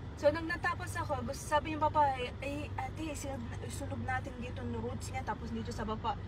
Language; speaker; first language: Filipino; early bilingual, heritage; Filipino